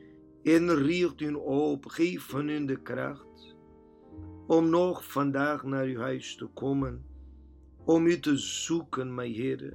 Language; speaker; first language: Dutch; non-native, learner; Portuguese